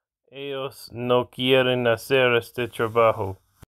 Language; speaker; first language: Spanish; non-native, learner; English